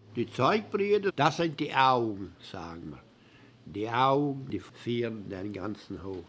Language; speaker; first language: German; early bilingual, heritage; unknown